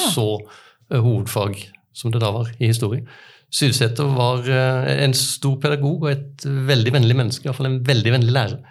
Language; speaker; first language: Norwegian; native; Norwegian